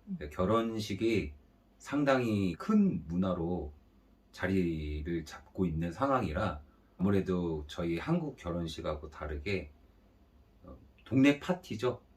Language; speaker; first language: Korean; native; Korean